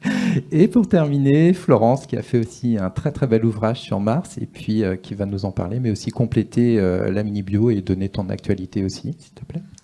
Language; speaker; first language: French; native; French